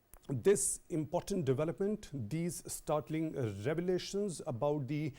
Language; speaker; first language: English; non-native, local second language; Urdu